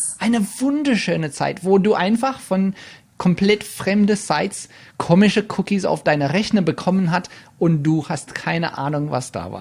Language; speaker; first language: German; non-native, fluent; English